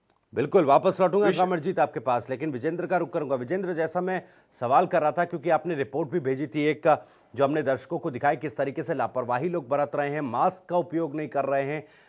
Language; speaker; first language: Hindi; native; Hindi